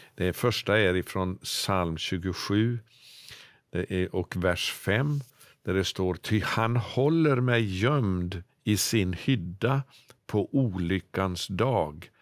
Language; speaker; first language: Swedish; native; Swedish